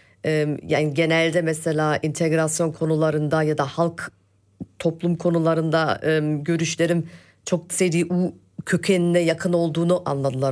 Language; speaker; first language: Turkish; early bilingual, heritage; Turkish